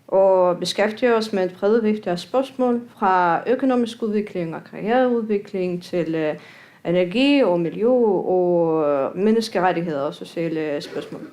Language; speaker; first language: Danish; non-native, fluent; Russian